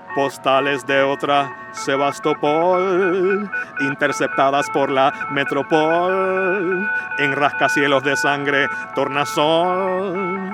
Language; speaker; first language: Spanish; early bilingual, heritage; Spanish